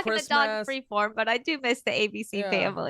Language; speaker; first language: English; native; English